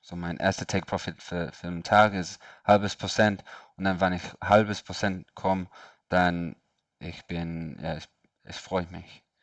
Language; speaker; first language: German; non-native, learner; English